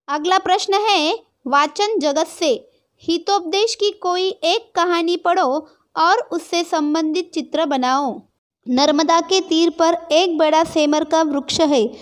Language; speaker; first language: Hindi; non-native, local second language; Marathi